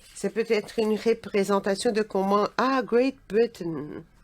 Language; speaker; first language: French; non-native, learner; Portuguese